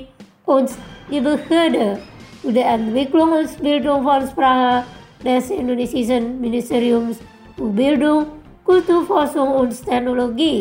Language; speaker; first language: German; non-native, fluent; Indonesian